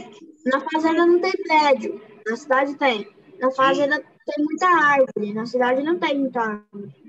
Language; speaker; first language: Portuguese; non-native, learner; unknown